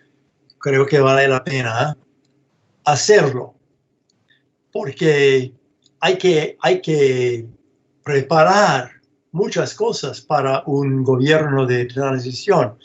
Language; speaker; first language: Spanish; non-native, fluent; English